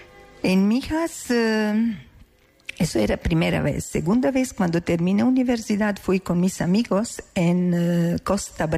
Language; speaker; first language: Spanish; non-native, learner; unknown